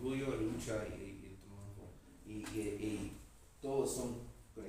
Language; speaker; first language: Spanish; non-native, learner; English